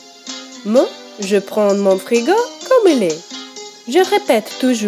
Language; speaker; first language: French; non-native, learner; Russian